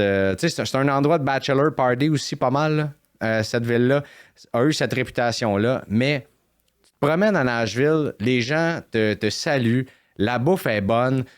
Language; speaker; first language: French; native; French